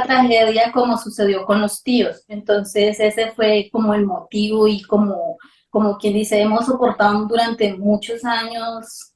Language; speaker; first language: Spanish; native; Spanish